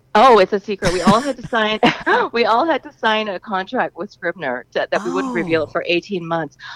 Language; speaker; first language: English; native; English